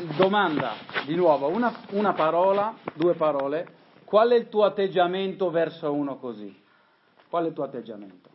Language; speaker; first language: Italian; non-native, fluent; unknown